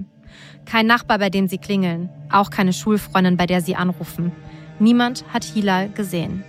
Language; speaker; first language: German; native; German